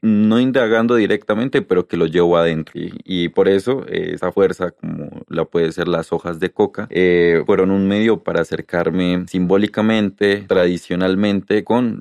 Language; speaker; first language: Spanish; native; Spanish